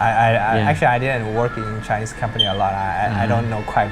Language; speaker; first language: English; non-native, learner; Chinese